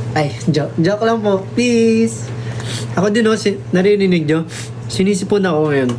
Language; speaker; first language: Filipino; non-native, local second language; Waray